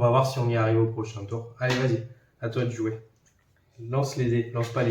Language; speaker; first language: French; native; French